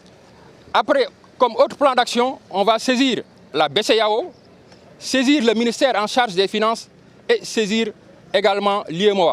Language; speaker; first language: French; non-native, local second language; Wolof